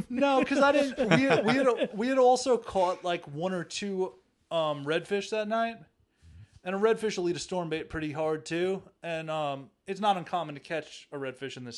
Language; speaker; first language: English; native; English